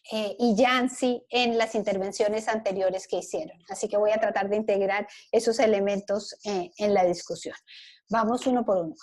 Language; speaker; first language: Spanish; native; Spanish